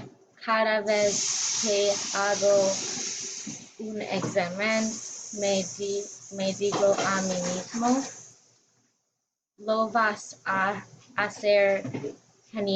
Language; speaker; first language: Spanish; non-native, learner; English